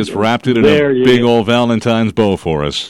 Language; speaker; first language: English; native; English